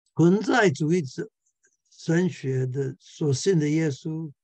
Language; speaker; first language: Chinese; non-native, fluent; English